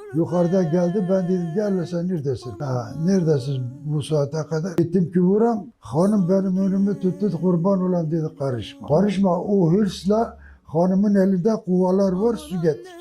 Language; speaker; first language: Turkish; non-native, local second language; Kurdish